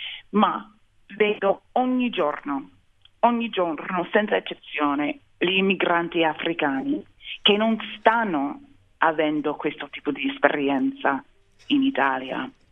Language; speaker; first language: Italian; non-native, fluent; English